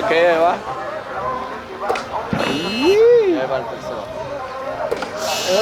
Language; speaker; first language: Spanish; native; Spanish